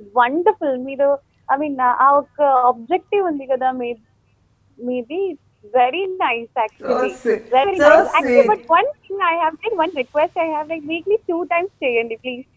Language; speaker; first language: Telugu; non-native, local second language; Malayalam